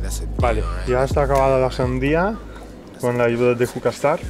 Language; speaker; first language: Spanish; native; Spanish